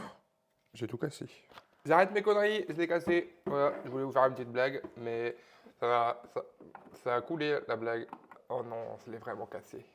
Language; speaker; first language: French; native; French